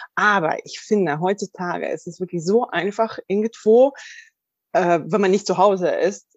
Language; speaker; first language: German; non-native, fluent; Russian